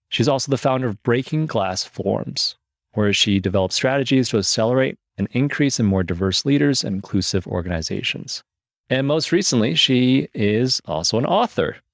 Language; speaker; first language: English; early bilingual, other home language; Chinese